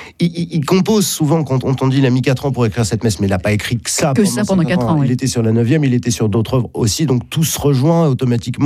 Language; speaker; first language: French; native; French